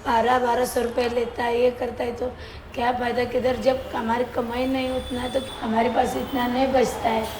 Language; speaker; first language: Hindi; non-native, local second language; Marathi